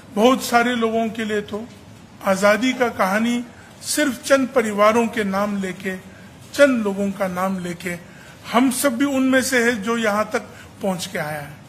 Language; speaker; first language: Hindi; non-native, local second language; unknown